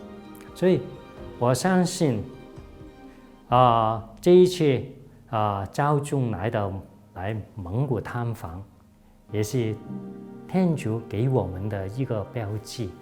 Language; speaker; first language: Chinese; non-native, local second language; Cantonese